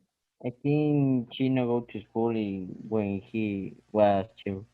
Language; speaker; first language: English; non-native, learner; Spanish